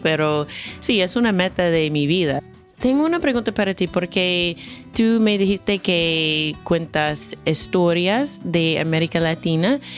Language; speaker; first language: Spanish; non-native, fluent; English